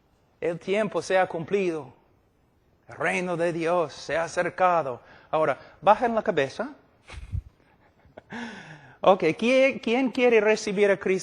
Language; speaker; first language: Spanish; non-native, fluent; English